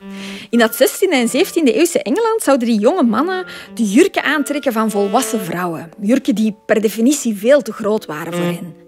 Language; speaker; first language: Dutch; native; Dutch